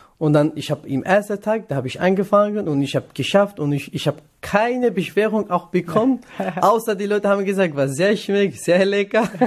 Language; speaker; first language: German; non-native, learner; Kurdish